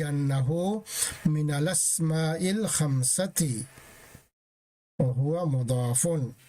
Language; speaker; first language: Arabic; non-native, fluent; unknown